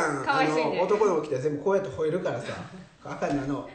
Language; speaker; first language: Japanese; native; Japanese